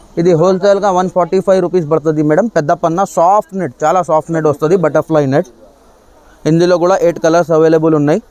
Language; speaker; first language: Telugu; non-native, local second language; Urdu